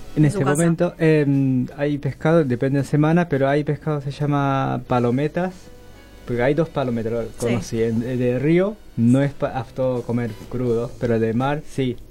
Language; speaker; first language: Spanish; non-native, learner; Japanese